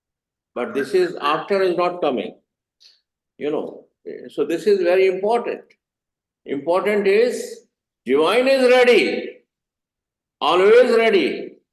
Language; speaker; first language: English; non-native, learner; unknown